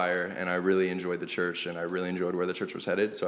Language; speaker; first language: English; native; English